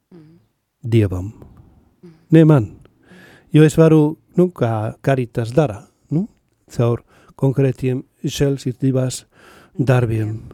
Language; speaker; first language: Latvian; non-native, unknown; Spanish